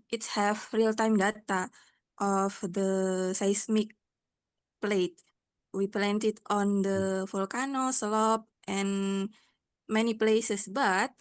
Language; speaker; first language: English; non-native, learner; Indonesian